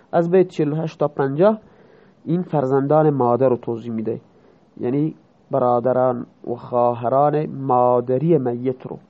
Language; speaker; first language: Persian; non-native, local second language; Baluchi